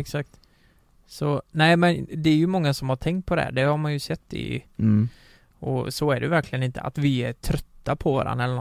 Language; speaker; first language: Swedish; native; Swedish